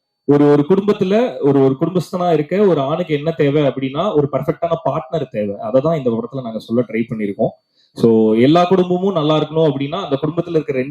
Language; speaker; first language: Tamil; native; Tamil